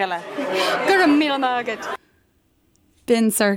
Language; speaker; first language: Irish; non-native, learner; English